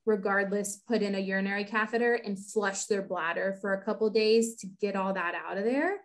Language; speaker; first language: English; native; English